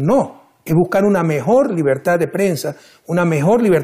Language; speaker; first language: Spanish; native; Spanish